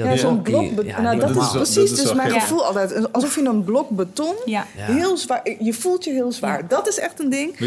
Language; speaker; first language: Dutch; native; Dutch